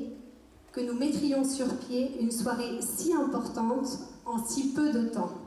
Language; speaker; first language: French; native; French